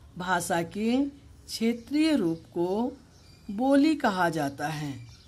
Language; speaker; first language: Hindi; native; Hindi